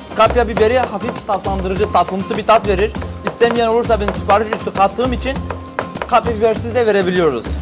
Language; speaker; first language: Turkish; native; Turkish